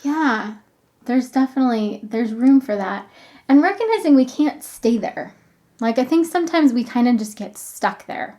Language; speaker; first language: English; native; English